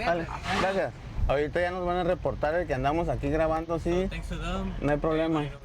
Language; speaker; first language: Spanish; native; Spanish